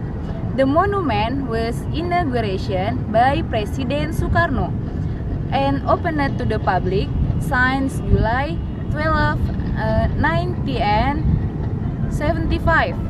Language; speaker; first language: English; non-native, learner; Indonesian